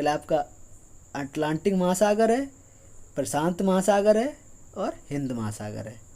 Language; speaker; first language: Hindi; native; Hindi